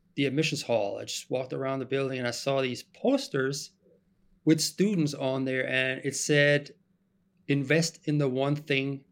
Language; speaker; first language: English; non-native, fluent; German